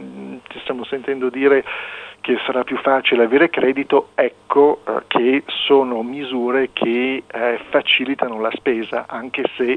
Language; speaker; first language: Italian; native; Italian